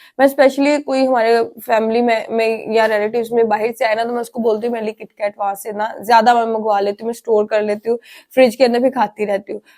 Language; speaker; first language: Urdu; non-native, local second language; Punjabi